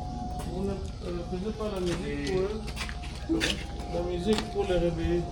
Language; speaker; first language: French; non-native, local second language; Swahili